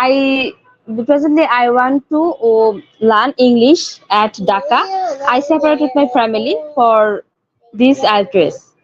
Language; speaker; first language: English; non-native, learner; Bangla